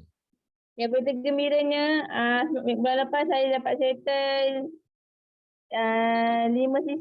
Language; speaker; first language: Malay; native; Malay